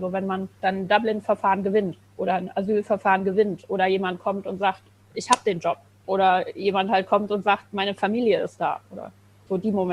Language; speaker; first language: German; native; German